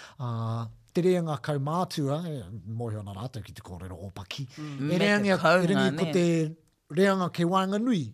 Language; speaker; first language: Māori; non-native, local second language; English